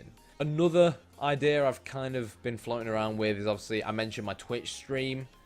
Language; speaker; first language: English; native; English